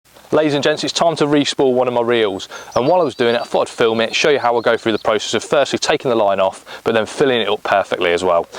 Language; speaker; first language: English; native; English